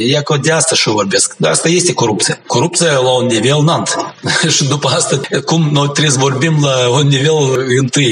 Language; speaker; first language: Romanian; non-native, local second language; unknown